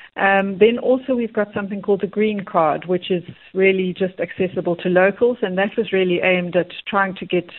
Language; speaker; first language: English; native; English